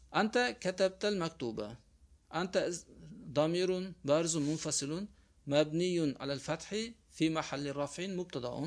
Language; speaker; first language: Arabic; non-native, fluent; Uzbek